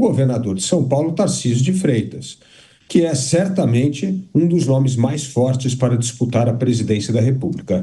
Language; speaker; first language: Portuguese; native; Portuguese